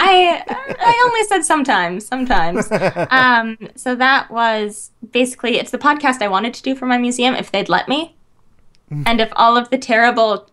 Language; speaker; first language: English; native; English